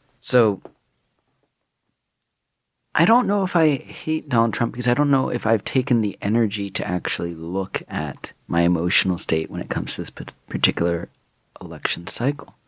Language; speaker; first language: English; native; English